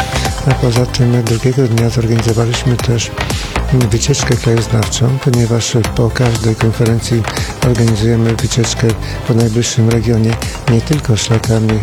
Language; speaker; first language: Polish; native; Polish